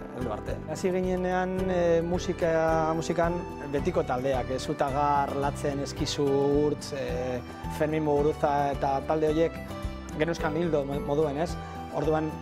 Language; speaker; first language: Basque; non-native, local second language; Spanish